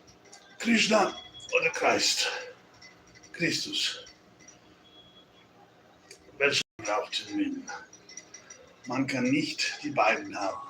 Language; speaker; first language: German; non-native, learner; English